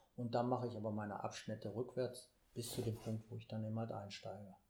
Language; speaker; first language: German; native; German